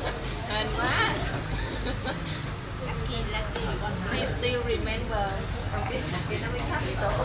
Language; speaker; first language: English; non-native, local second language; Vietnamese